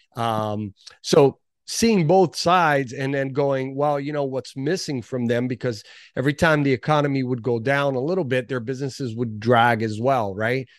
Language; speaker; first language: English; early bilingual, other home language; Portuguese